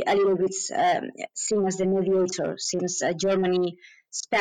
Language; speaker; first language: English; non-native, fluent; Spanish